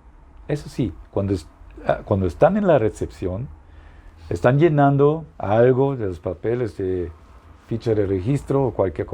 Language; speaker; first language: Spanish; non-native, fluent; German